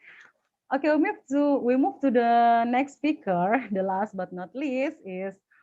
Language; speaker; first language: English; non-native, fluent; Indonesian